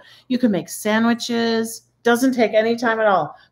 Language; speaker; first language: English; native; English